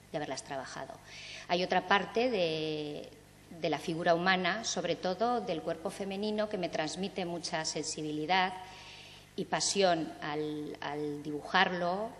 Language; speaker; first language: Spanish; native; Spanish